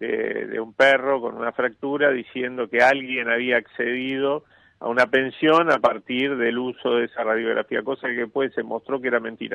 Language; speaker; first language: Spanish; native; Spanish